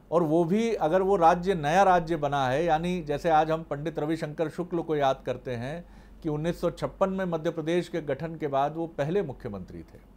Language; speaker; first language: Hindi; native; Hindi